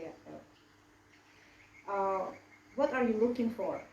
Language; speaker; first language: English; non-native, learner; Indonesian